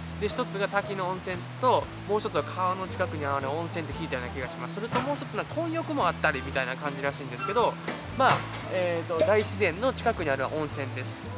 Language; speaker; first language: Japanese; native; Japanese